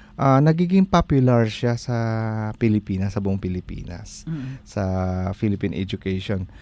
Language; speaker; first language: Filipino; non-native, local second language; Hiligaynon